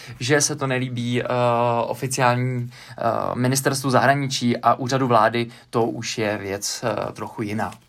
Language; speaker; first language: Czech; native; Czech